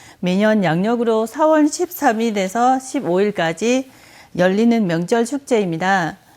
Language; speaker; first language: Korean; non-native, fluent; Thai